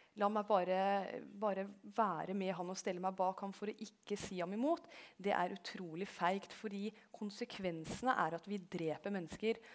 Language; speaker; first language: Norwegian; early bilingual, other home language; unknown